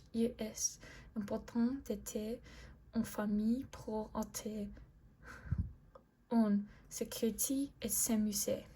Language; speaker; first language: French; non-native, learner; English